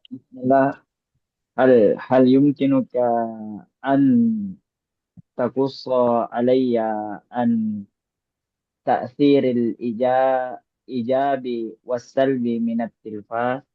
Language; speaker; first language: Arabic; non-native, learner; Indonesian